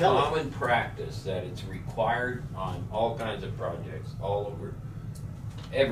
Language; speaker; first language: English; native; English